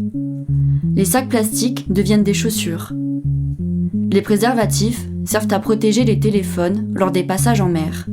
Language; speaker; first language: French; native; French